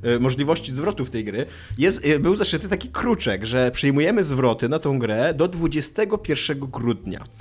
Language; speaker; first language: Polish; native; Polish